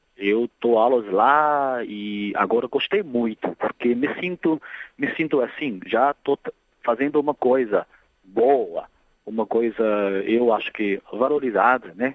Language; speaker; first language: Portuguese; non-native, fluent; Chinese